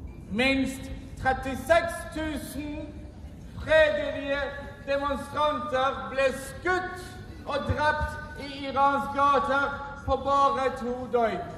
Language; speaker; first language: Norwegian; non-native, fluent; Persian